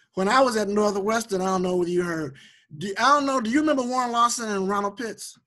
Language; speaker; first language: English; native; English